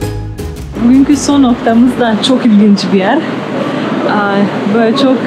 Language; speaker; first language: Turkish; non-native, fluent; Slovenian